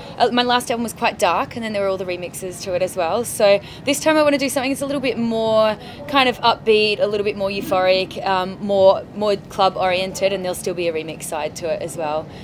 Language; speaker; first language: English; native; English